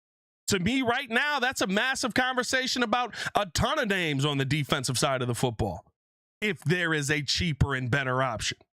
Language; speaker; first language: English; native; English